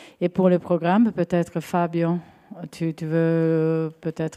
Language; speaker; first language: French; non-native, fluent; Italian